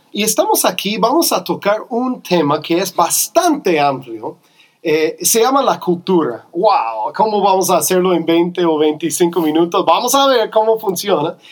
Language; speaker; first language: Spanish; non-native, fluent; English